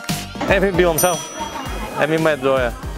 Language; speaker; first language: Vietnamese; non-native, learner; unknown